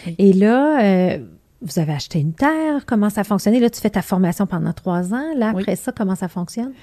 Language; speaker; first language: French; native; French